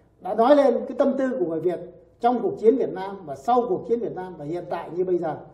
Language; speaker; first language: Vietnamese; native; Vietnamese